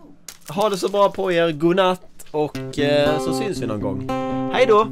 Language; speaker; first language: Swedish; native; Swedish